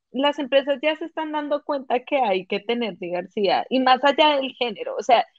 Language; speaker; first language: Spanish; native; Spanish